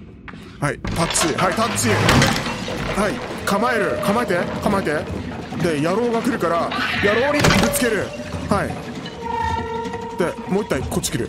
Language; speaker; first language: Japanese; native; Japanese